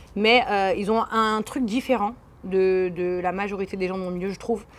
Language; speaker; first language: French; early bilingual, other home language; English